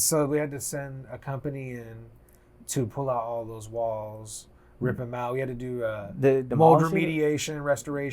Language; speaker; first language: English; native; English